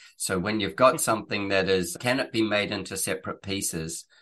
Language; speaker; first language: English; native; English